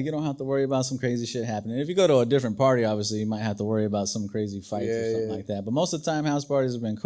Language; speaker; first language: English; native; English